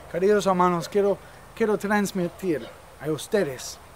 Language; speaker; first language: Spanish; non-native, fluent; English